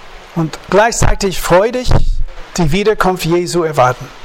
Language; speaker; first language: German; non-native, fluent; English